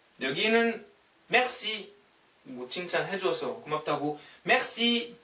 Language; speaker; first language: Korean; non-native, fluent; French